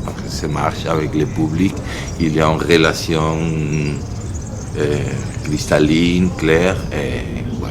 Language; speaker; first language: French; non-native, fluent; Spanish